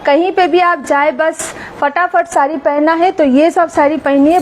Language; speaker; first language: Hindi; non-native, local second language; Bangla